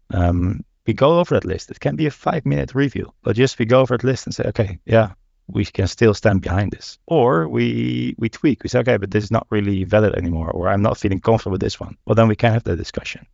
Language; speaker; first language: English; non-native, fluent; Dutch